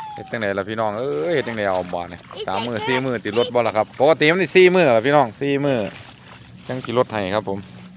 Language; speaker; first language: Thai; native; Thai